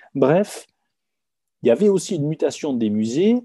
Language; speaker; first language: French; native; French